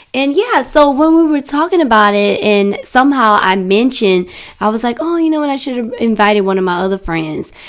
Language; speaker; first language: English; native; English